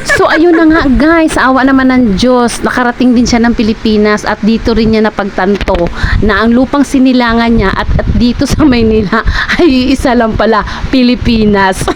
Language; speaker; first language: Filipino; non-native, local second language; Cebuano